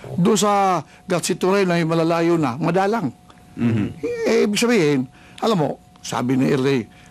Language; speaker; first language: Filipino; non-native, local second language; Bikol